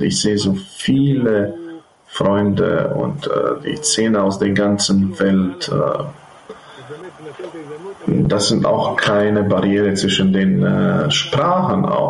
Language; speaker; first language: German; non-native, fluent; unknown